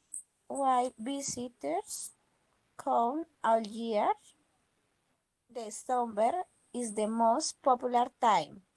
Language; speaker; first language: English; non-native, learner; Spanish